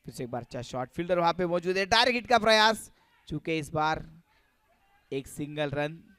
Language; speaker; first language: Hindi; non-native, local second language; Marathi